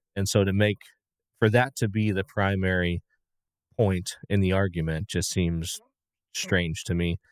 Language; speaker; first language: English; native; English